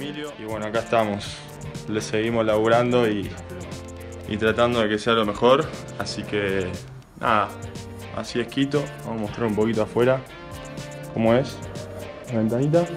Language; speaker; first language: Spanish; native; Spanish